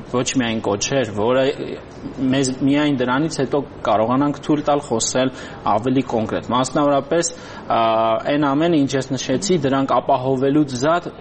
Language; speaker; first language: Armenian; native; Armenian